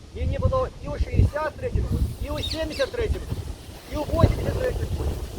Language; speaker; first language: Belarusian; native; Belarusian